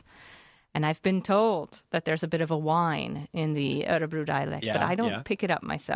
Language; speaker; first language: English; native; English